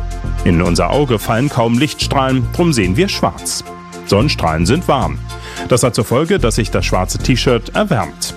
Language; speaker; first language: German; native; German